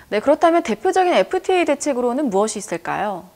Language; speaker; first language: Korean; native; Korean